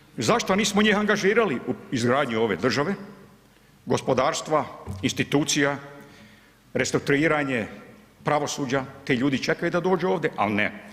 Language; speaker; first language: Bosnian; early bilingual, heritage; Croatian